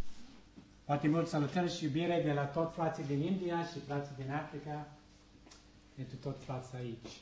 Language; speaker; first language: Romanian; non-native, learner; English